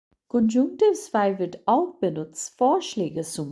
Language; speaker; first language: German; non-native, fluent; Hindi